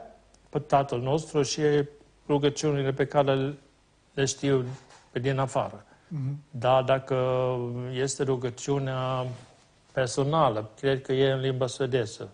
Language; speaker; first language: Romanian; non-native, fluent; Swedish